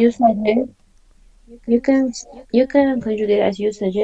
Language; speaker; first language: English; non-native, fluent; Spanish